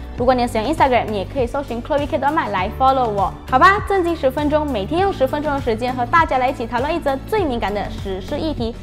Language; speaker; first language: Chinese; native; Chinese